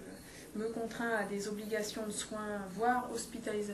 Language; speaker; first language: French; native; French